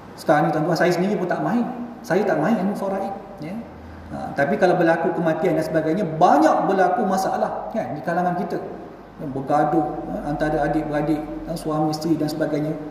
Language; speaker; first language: Malay; native; Malay